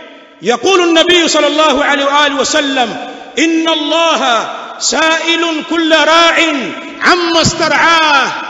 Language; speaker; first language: Arabic; non-native, fluent; Swahili